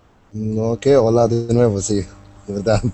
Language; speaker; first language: Spanish; non-native, learner; Arabic